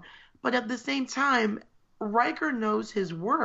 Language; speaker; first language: English; native; English